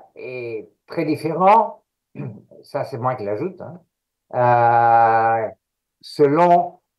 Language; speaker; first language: French; non-native, fluent; Greek